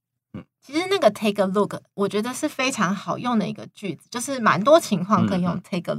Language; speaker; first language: Chinese; native; Chinese